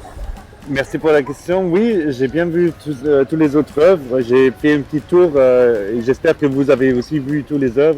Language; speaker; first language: French; non-native, fluent; German